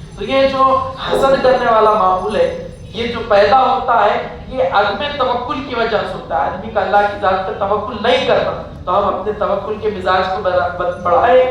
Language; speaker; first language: Urdu; native; Urdu